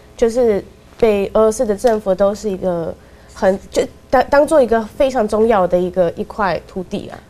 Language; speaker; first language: Chinese; non-native, fluent; Russian